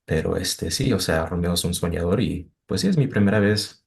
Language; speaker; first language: Spanish; early bilingual, heritage; Spanish